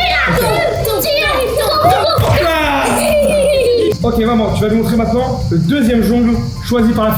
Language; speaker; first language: French; native; French